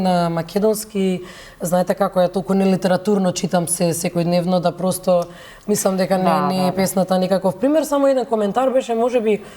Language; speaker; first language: Macedonian; native; Macedonian